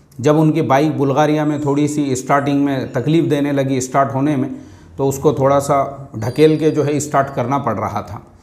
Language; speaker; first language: Hindi; native; Hindi